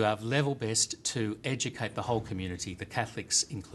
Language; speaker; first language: English; native; English